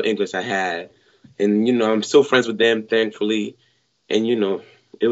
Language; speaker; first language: English; non-native, fluent; Spanish